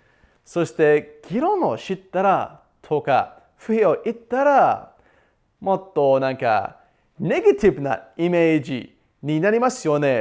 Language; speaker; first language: Japanese; non-native, learner; English